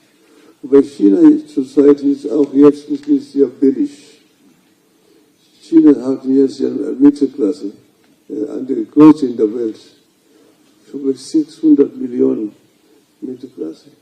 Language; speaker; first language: German; non-native, fluent; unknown